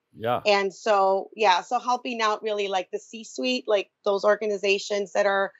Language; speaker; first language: English; native; English